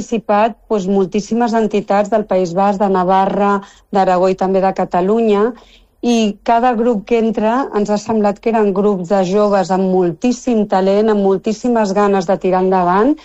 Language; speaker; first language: Catalan; non-native, local second language; Spanish